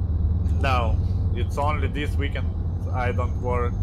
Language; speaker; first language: English; non-native, learner; Lithuanian